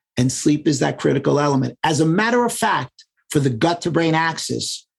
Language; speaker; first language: English; native; English